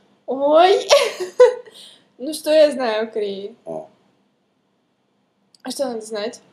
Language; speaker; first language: Russian; native; Russian